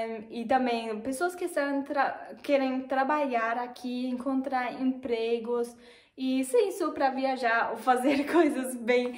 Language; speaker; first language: Portuguese; non-native, fluent; German